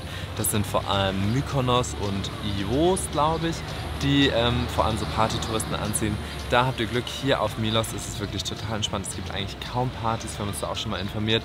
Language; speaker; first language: German; native; German